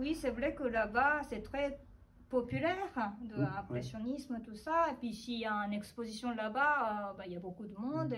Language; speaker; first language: French; non-native, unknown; Japanese